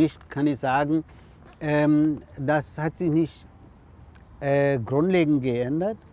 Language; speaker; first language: German; non-native, fluent; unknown